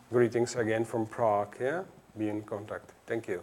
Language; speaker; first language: English; non-native, fluent; Czech